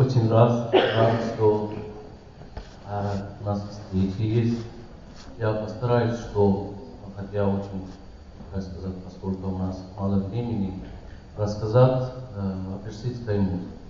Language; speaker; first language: Russian; non-native, learner; Persian